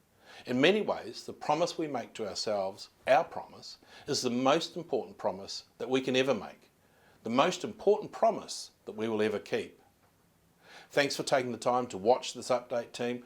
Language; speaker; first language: English; native; English